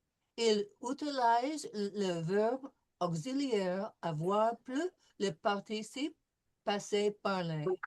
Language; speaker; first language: French; non-native, fluent; English